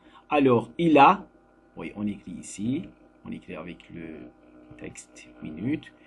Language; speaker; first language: French; non-native, fluent; Turkish